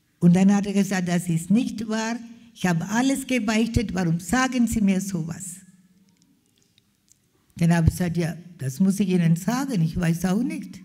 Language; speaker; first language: German; non-native, fluent; Malayalam